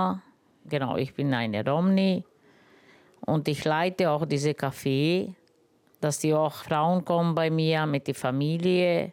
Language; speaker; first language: German; non-native, learner; Romany